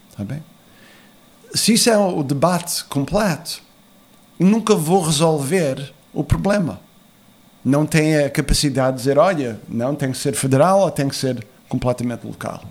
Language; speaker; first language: Portuguese; early bilingual, heritage; Portuguese